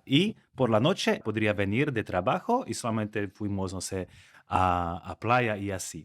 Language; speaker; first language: Spanish; non-native, fluent; Slovak